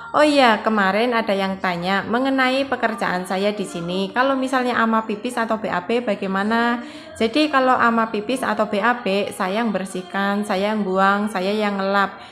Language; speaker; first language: Indonesian; native; Indonesian